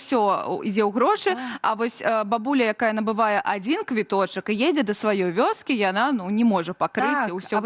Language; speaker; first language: Belarusian; native; Belarusian